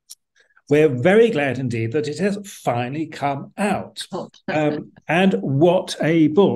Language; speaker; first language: English; native; English